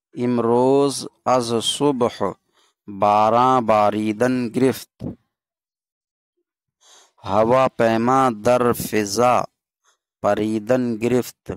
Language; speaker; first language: Persian; non-native, fluent; Urdu